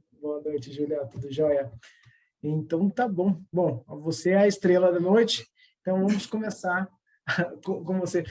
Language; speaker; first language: Portuguese; native; Portuguese